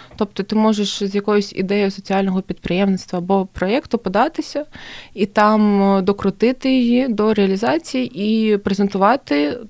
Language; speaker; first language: Ukrainian; non-native, local second language; Russian